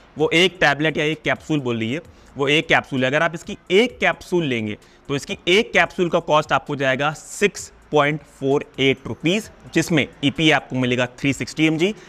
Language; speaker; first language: Hindi; non-native, local second language; Punjabi